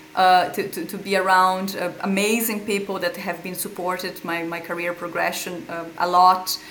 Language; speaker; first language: English; non-native, fluent; Portuguese